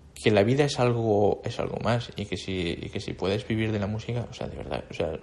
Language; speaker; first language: Spanish; native; Spanish